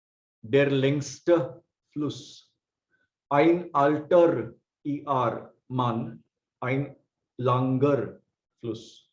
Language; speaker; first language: German; non-native, fluent; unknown